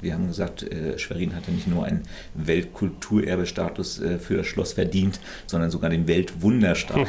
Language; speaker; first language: German; native; German